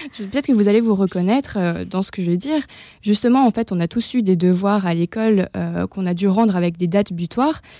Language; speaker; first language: French; native; French